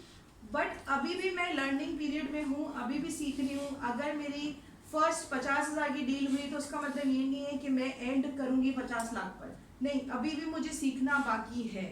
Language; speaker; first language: Urdu; non-native, local second language; Gujarati